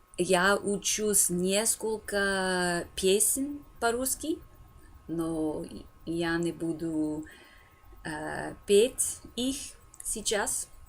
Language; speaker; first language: Russian; non-native, learner; English